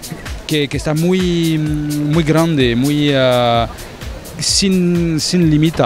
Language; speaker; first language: Spanish; non-native, fluent; French